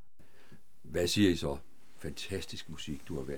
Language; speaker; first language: Danish; native; Danish